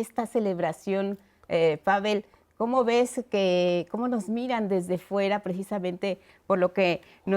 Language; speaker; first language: Spanish; native; Spanish